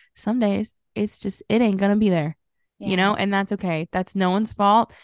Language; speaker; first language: English; native; English